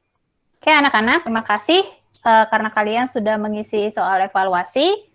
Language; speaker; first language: Indonesian; native; Indonesian